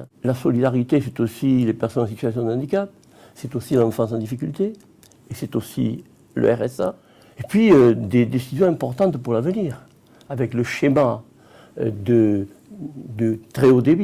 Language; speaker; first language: French; native; French